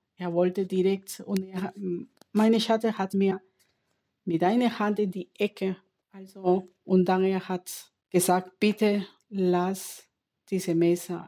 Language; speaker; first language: German; non-native, learner; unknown